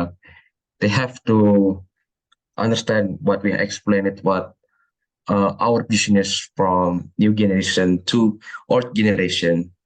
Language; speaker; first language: English; non-native, learner; Indonesian